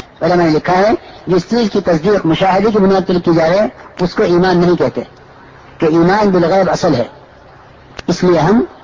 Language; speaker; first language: Urdu; native; Urdu